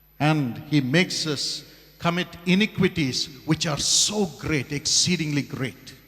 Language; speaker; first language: English; non-native, local second language; Tamil